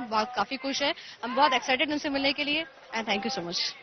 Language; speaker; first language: Hindi; native; Hindi